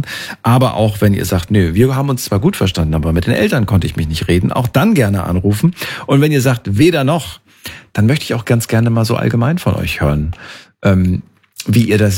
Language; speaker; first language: German; native; German